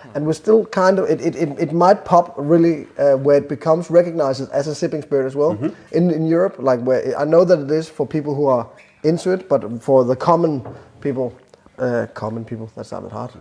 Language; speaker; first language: English; non-native, fluent; Danish